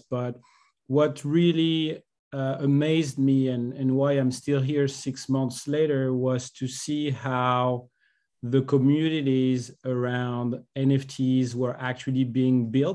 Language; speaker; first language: English; non-native, fluent; French